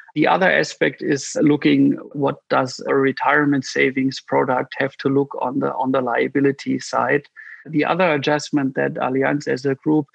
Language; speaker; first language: English; non-native, fluent; German